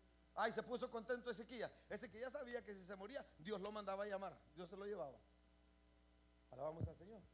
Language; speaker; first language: Spanish; native; Spanish